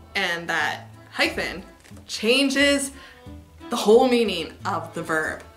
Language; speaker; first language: English; native; English